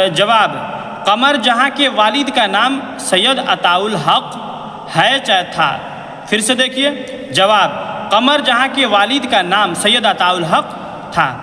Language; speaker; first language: Urdu; native; Urdu